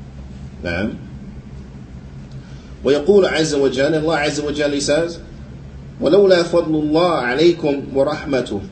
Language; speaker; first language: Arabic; non-native, fluent; English